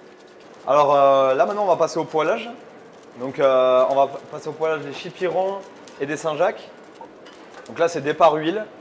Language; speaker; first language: French; native; French